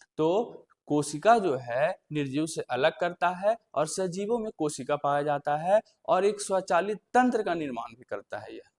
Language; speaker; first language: Hindi; native; Hindi